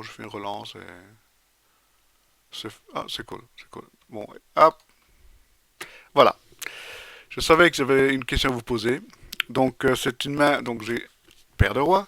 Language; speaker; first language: French; native; French